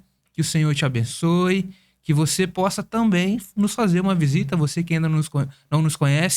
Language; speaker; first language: Portuguese; native; Portuguese